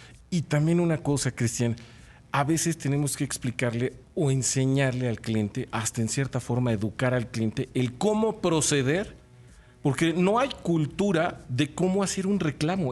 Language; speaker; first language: Spanish; native; Spanish